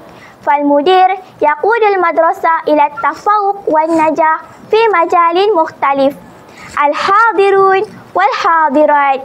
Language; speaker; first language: Arabic; non-native, learner; Malay